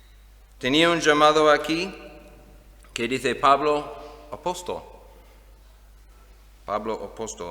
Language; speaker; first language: Spanish; non-native, fluent; English